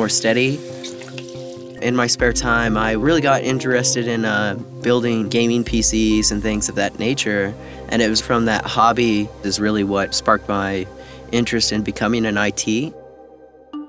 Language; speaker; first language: English; native; English